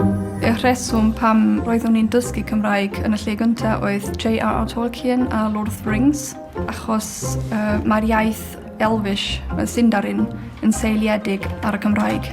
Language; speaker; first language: Welsh; non-native, fluent; German